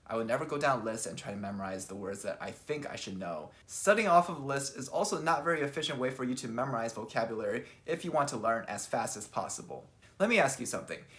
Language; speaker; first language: English; early bilingual, other home language; Chinese